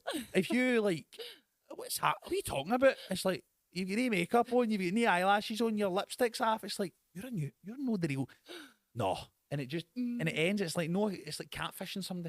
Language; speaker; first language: English; native; English